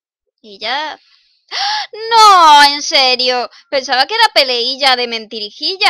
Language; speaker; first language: Spanish; native; Spanish